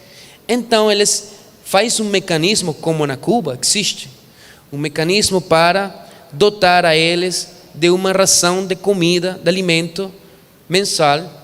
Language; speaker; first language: Portuguese; non-native, fluent; Spanish